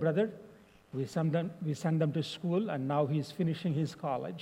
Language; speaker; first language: English; non-native, local second language; Telugu